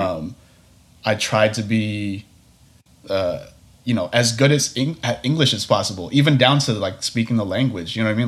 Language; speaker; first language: English; native; English